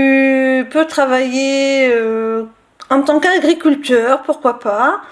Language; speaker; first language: French; native; French